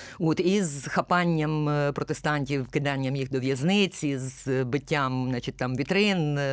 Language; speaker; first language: Ukrainian; native; Ukrainian